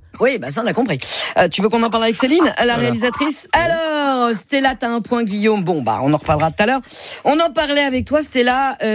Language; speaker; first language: French; native; French